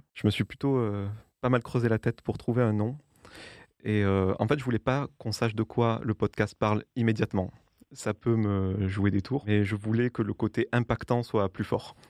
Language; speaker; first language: French; native; French